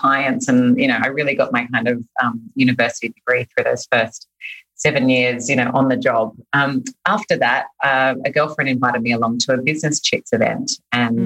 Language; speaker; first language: English; native; English